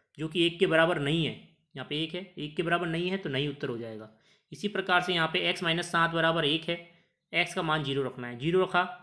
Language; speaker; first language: Hindi; native; Hindi